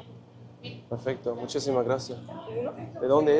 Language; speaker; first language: Spanish; non-native, fluent; German